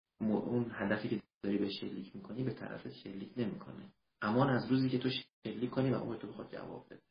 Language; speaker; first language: Persian; early bilingual, heritage; Persian